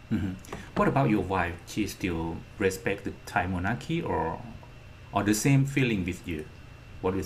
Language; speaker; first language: English; non-native, fluent; Thai